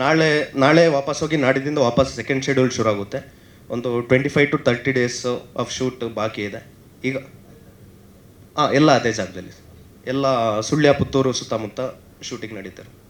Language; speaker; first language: Kannada; native; Kannada